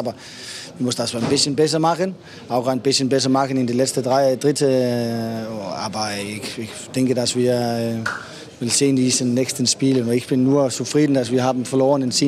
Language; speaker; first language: German; non-native, learner; Danish